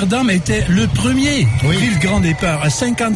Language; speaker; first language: French; non-native, fluent; Dutch